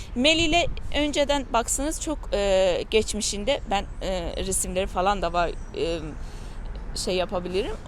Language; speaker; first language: Turkish; non-native, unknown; Persian